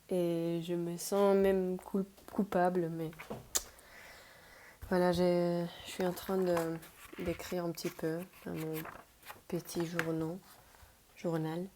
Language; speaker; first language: French; non-native, fluent; Spanish